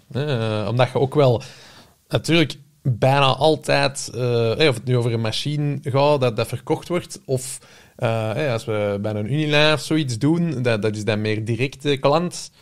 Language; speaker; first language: Dutch; native; Dutch